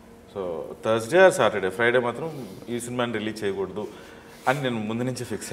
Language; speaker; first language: Telugu; native; Telugu